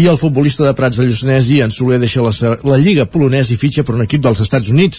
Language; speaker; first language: Catalan; native; Catalan